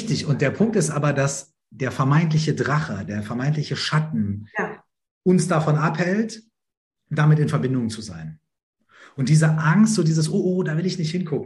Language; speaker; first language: German; native; German